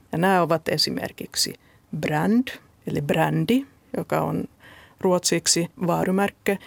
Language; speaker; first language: Finnish; non-native, local second language; Swedish